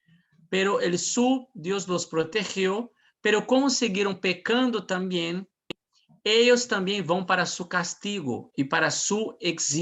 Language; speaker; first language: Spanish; non-native, fluent; Portuguese